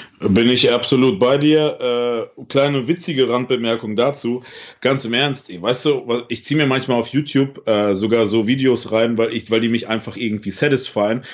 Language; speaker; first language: German; early bilingual, other home language; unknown